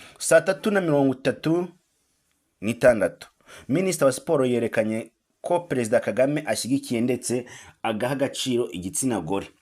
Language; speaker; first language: Kinyarwanda; native; Kinyarwanda